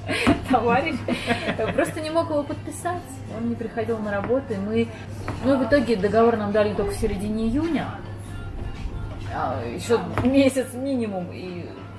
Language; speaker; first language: Russian; native; Russian